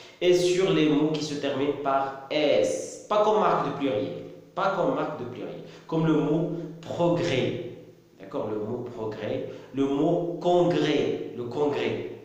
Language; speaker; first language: French; non-native, local second language; Arabic